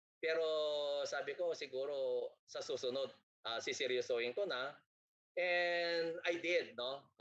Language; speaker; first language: Filipino; non-native, local second language; Iloko